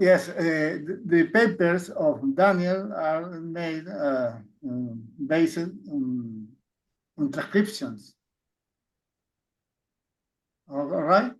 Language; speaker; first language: English; non-native, learner; Spanish